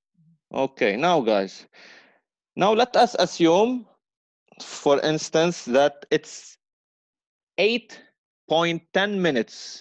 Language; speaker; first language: English; non-native, fluent; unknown